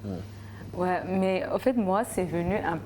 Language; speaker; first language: French; non-native, local second language; Rundi